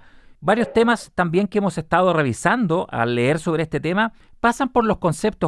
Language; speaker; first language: Spanish; native; Spanish